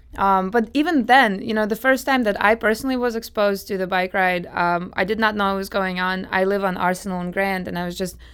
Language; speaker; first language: English; non-native, fluent; Russian